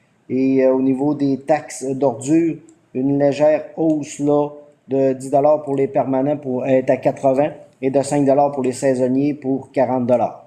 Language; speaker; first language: French; native; French